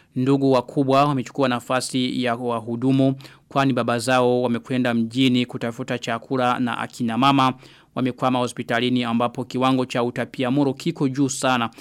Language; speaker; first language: Swahili; non-native, local second language; Rundi